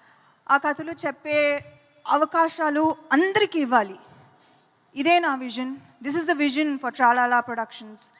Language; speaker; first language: Telugu; non-native, fluent; Tamil